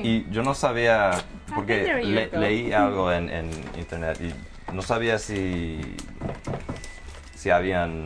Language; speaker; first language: Spanish; non-native, fluent; English